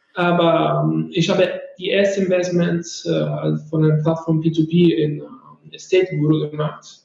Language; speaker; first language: German; non-native, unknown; Italian